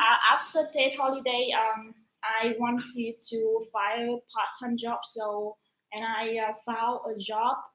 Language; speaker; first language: English; non-native, learner; Vietnamese